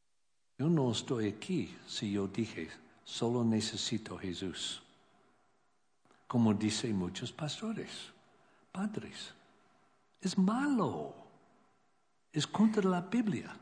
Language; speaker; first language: Spanish; non-native, learner; English